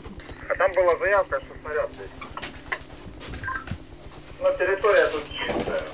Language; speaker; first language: Russian; non-native, local second language; Ukrainian